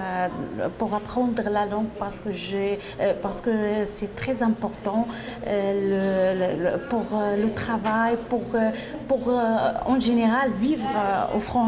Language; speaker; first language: French; non-native, learner; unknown